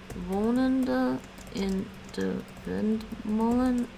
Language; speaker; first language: Dutch; non-native, learner; English